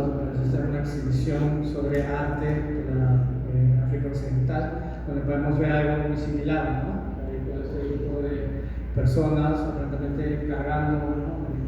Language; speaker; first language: Spanish; native; Spanish